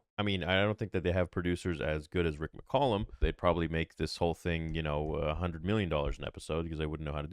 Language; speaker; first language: English; native; English